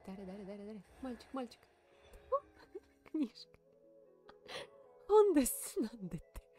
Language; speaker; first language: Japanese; non-native, learner; Russian